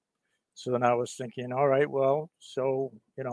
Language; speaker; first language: English; native; English